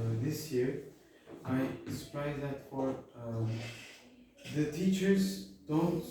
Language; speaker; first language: English; non-native, learner; Turkish